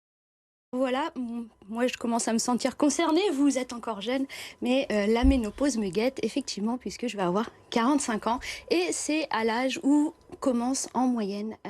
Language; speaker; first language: French; native; French